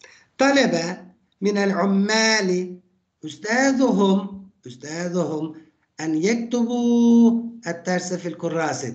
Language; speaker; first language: Arabic; non-native, fluent; Turkish